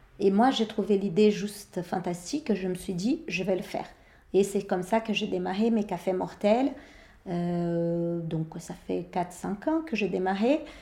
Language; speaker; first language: French; non-native, fluent; Portuguese